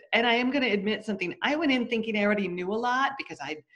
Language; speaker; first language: English; native; English